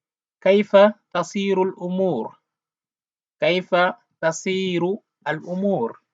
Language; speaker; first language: Arabic; non-native, fluent; Wolof